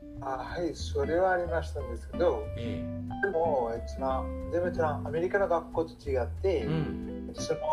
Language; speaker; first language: Japanese; non-native, learner; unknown